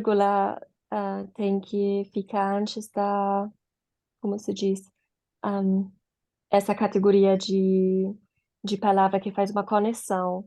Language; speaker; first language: Portuguese; non-native, fluent; German